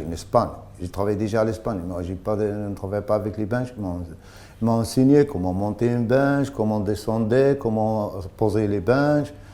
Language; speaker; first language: French; non-native, learner; Spanish